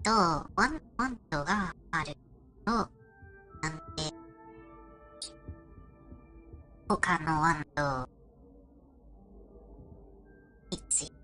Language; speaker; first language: Japanese; non-native, learner; English